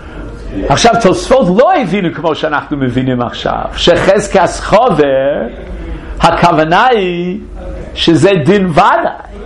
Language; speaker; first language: Hebrew; non-native, fluent; English